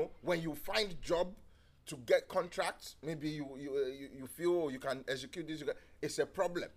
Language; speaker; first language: English; non-native, local second language; Yoruba